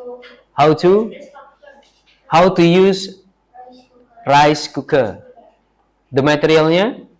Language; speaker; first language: English; non-native, learner; Indonesian